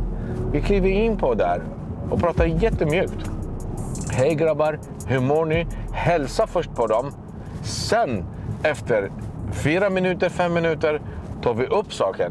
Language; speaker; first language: Swedish; non-native, local second language; Arabic